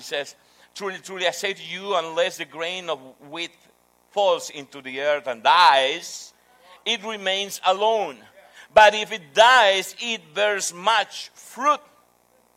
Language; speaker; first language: English; non-native, fluent; Spanish